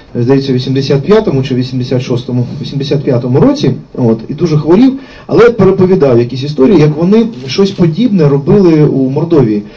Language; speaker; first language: Ukrainian; non-native, local second language; Russian